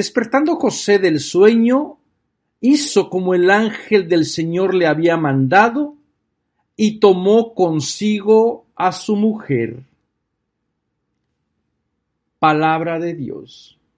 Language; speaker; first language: Spanish; native; Spanish